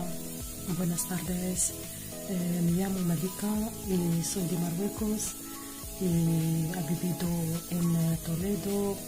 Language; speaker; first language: Spanish; non-native, learner; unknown